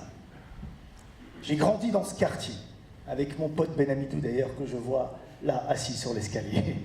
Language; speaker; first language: French; early bilingual, other home language; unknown